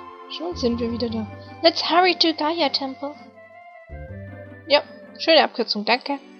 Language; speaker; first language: German; native; German